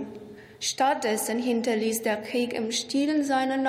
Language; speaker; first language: German; non-native, fluent; Romanian